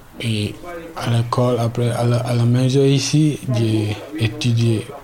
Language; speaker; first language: French; non-native, learner; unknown